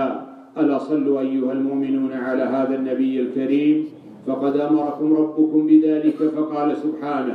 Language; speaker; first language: Arabic; native; Arabic